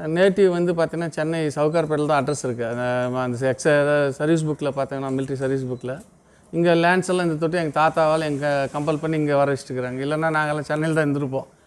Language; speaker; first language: Tamil; non-native, local second language; Marathi